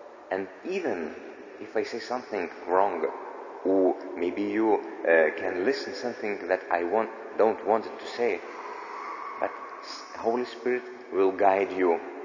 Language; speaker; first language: English; non-native, learner; Lithuanian